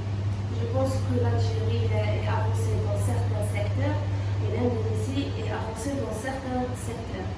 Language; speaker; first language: French; non-native, local second language; Arabic